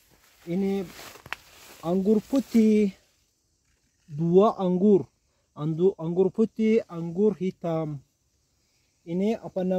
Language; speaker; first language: Indonesian; non-native, learner; Turkish